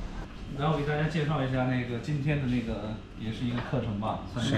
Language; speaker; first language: Chinese; native; Chinese